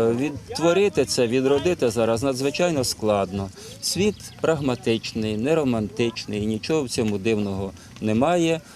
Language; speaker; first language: Ukrainian; native; Ukrainian